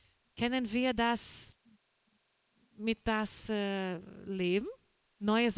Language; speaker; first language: German; non-native, learner; Portuguese